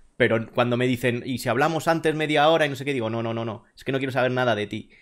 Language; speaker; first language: Spanish; native; Spanish